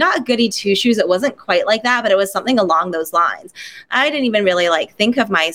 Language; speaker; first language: English; non-native, local second language; Cantonese